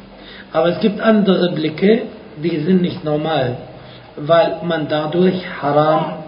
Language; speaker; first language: German; non-native, fluent; Arabic